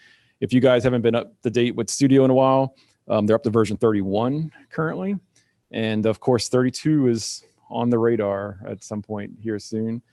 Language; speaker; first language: English; native; English